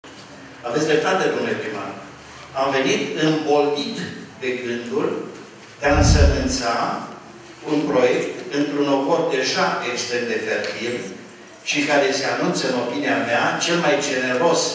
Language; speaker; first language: Romanian; native; Romanian